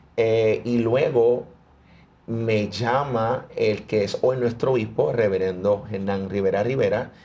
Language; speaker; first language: Spanish; early bilingual, heritage; Spanish